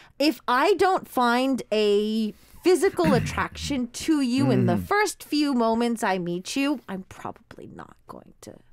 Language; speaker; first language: English; early bilingual, other home language; Korean